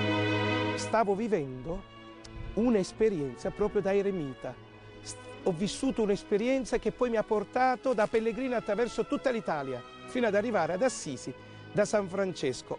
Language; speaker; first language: Italian; native; Italian